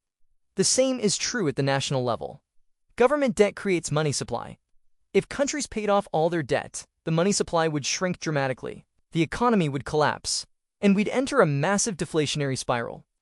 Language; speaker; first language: English; native; English